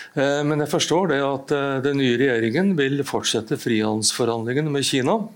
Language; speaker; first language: Norwegian; native; Norwegian